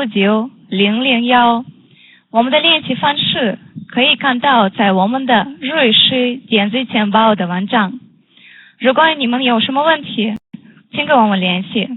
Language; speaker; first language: Chinese; non-native, learner; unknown